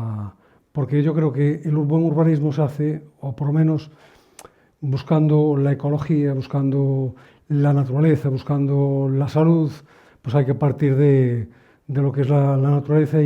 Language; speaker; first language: Spanish; native; Spanish